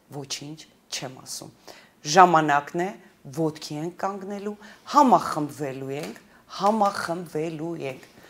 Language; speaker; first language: Armenian; early bilingual, heritage; Armenian